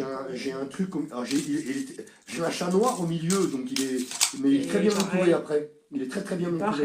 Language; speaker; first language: French; native; French